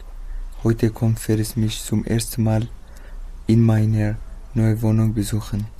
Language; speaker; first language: German; non-native, learner; Kurdish